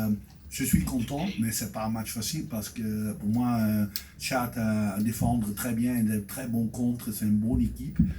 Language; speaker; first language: French; non-native, fluent; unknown